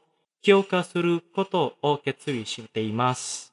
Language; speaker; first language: Japanese; non-native, fluent; Indonesian